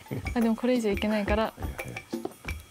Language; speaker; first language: Japanese; native; Japanese